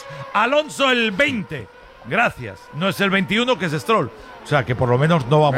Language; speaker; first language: Spanish; native; Spanish